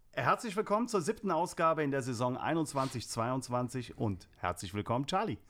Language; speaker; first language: German; native; German